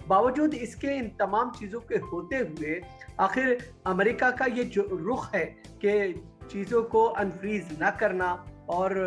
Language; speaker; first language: Hindi; native; Hindi